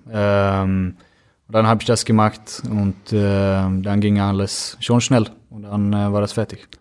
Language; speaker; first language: German; non-native, fluent; Swedish